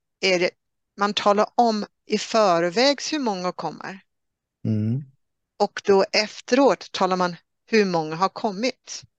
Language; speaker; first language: Swedish; non-native, fluent; English